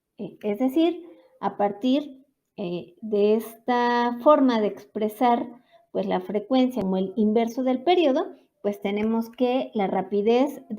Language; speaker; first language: Spanish; native; Spanish